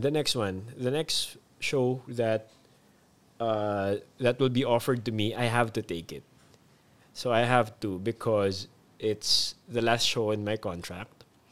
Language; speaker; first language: English; non-native, local second language; Filipino